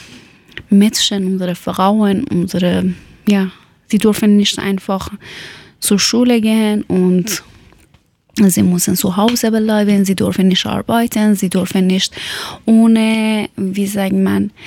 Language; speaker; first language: German; non-native, learner; Persian